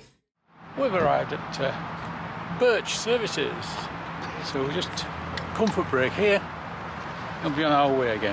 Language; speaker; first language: English; native; English